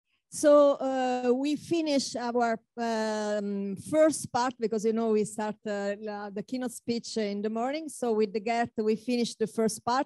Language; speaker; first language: English; non-native, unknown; Italian